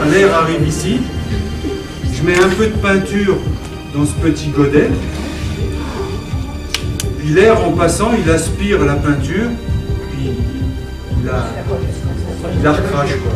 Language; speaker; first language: French; native; French